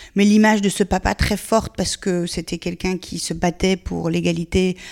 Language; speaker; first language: French; early bilingual, other home language; Persian